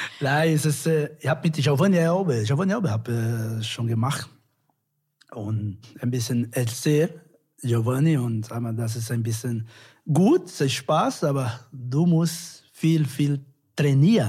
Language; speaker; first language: German; non-native, learner; Portuguese